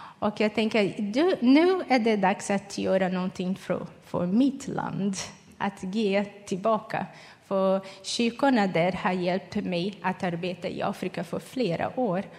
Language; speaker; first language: Swedish; non-native, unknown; Portuguese